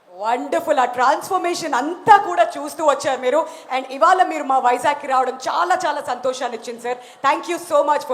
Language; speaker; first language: Telugu; native; Telugu